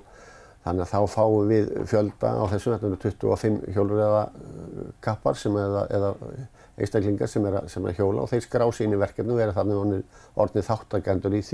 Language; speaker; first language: Icelandic; native; Icelandic